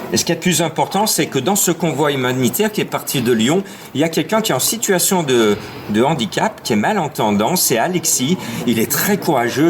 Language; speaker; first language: French; native; French